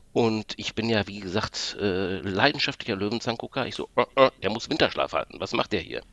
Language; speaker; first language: German; native; German